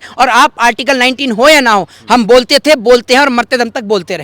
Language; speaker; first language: Hindi; native; Hindi